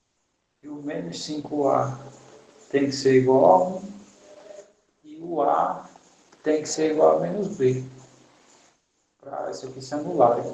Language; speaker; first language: Portuguese; native; Portuguese